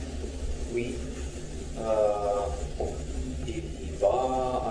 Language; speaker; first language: French; non-native, learner; Russian